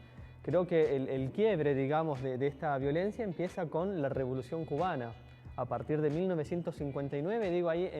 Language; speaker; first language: Spanish; native; Spanish